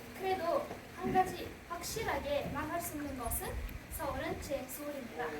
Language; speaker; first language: Korean; non-native, learner; Uzbek